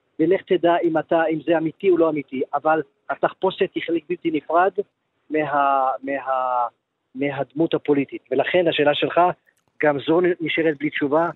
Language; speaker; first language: Hebrew; early bilingual, other home language; Arabic